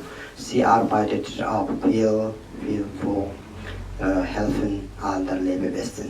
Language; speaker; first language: German; non-native, learner; Tibetan